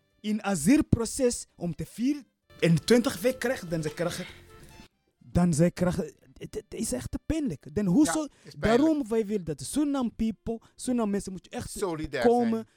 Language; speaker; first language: Dutch; non-native, learner; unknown